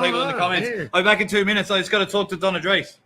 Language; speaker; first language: English; native; English